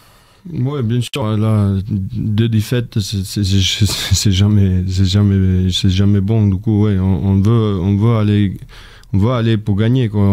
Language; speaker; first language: French; non-native, fluent; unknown